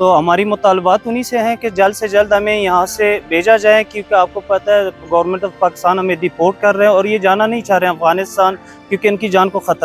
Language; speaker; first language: Hindi; non-native, fluent; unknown